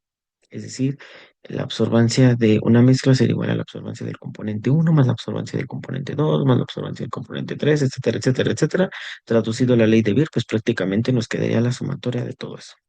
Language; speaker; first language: Spanish; native; Spanish